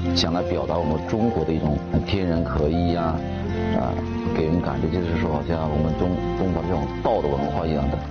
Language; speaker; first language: Chinese; native; Chinese